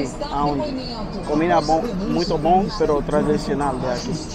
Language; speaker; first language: Portuguese; non-native, learner; English